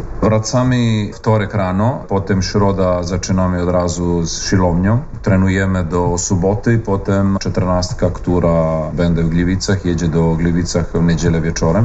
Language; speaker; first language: Polish; non-native, learner; Serbian